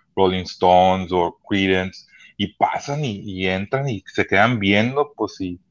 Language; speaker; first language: Spanish; early bilingual, heritage; Spanish